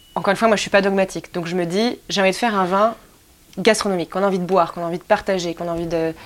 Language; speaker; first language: French; native; French